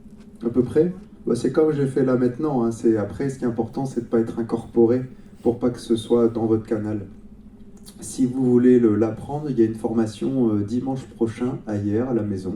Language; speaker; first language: French; native; French